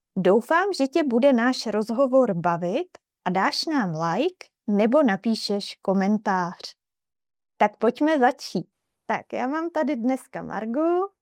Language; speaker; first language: Czech; native; Czech